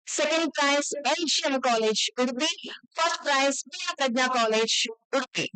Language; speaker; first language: English; non-native, local second language; Kannada